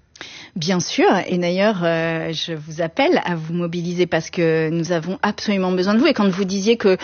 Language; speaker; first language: French; native; French